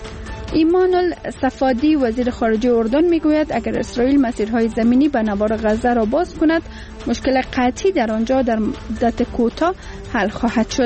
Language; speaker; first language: Persian; native; Persian